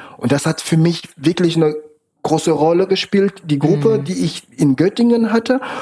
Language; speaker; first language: German; non-native, fluent; French